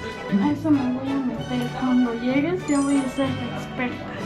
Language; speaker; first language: Spanish; native; Spanish